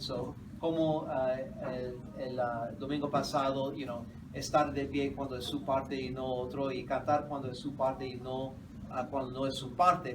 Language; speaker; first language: Spanish; non-native, fluent; English